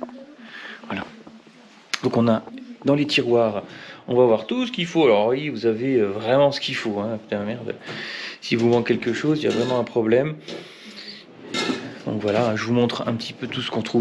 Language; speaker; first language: French; native; French